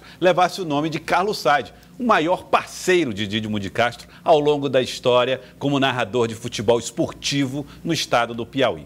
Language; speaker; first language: Portuguese; native; Portuguese